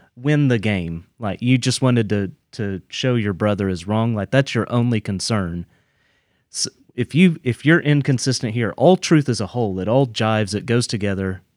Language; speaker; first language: English; native; English